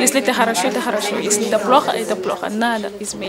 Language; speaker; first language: Russian; non-native, learner; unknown